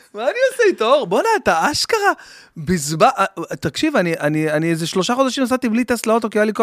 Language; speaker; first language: Hebrew; early bilingual, other home language; Arabic